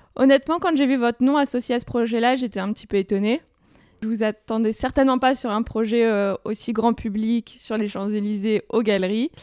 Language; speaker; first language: French; native; French